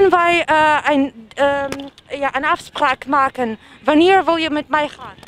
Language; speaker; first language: German; non-native, learner; Dutch